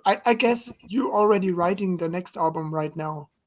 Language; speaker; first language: English; non-native, fluent; German